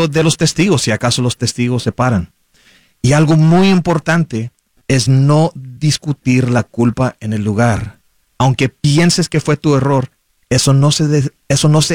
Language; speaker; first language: Spanish; non-native, local second language; English